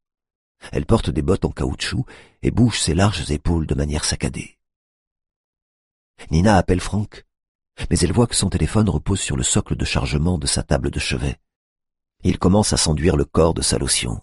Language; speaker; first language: French; native; French